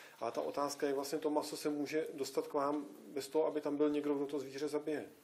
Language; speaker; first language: Czech; native; Czech